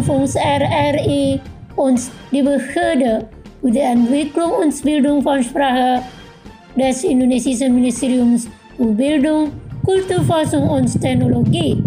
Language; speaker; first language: German; non-native, fluent; Indonesian